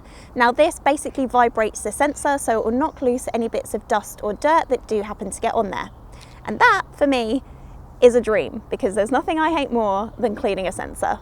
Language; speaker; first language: English; native; English